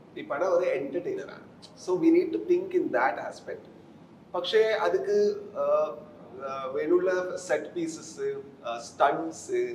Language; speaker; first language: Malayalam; non-native, learner; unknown